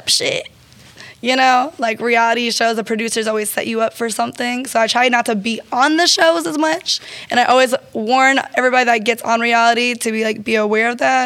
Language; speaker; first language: English; native; English